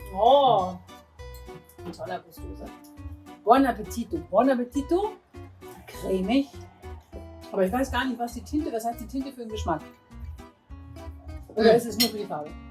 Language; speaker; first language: German; native; German